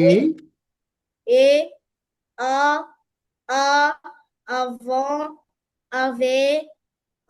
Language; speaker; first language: French; non-native, learner; Arabic